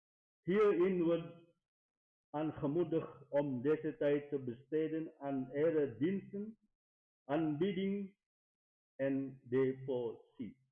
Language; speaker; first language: Dutch; non-native, fluent; Indonesian